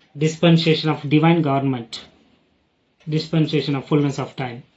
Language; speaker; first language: English; non-native, local second language; Tamil